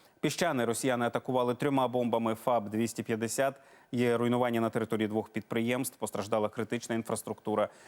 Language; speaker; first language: Ukrainian; native; Ukrainian